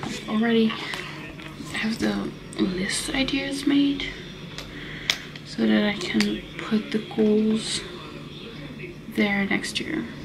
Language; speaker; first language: English; non-native, fluent; Dutch